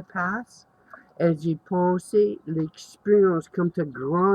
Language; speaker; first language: French; non-native, learner; English